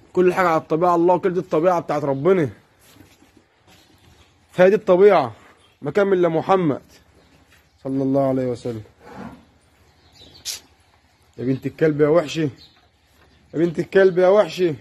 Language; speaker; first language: Arabic; native; Arabic